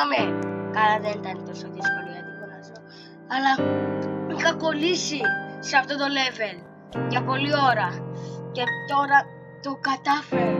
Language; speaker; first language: Greek; early bilingual, heritage; Greek